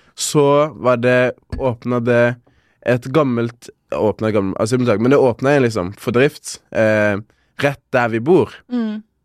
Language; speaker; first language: Norwegian; early bilingual, other home language; Kinyarwanda